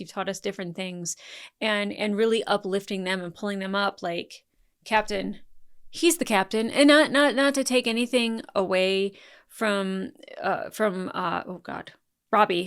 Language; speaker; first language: English; native; English